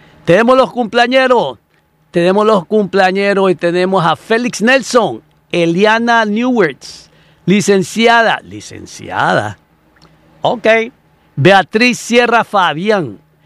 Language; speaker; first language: Spanish; native; Spanish